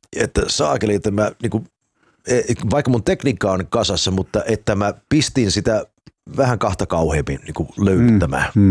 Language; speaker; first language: Finnish; early bilingual, heritage; Finnish